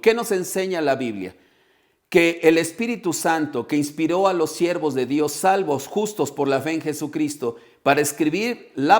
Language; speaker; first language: Spanish; native; Spanish